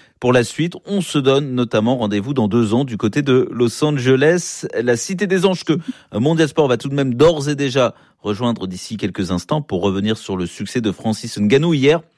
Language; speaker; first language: French; native; French